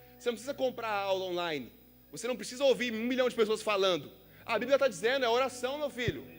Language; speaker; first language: Portuguese; native; Portuguese